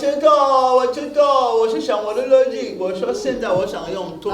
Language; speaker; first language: Chinese; non-native, learner; French